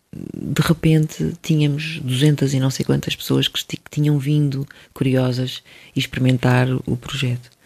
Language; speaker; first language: Portuguese; early bilingual, other home language; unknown